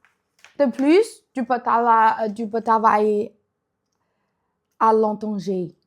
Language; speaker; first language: French; non-native, learner; Chinese